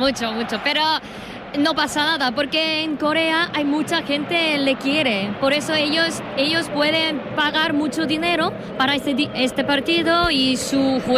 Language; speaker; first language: Spanish; non-native, fluent; Korean